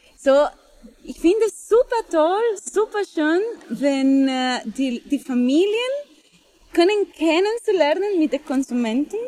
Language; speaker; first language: German; non-native, fluent; Spanish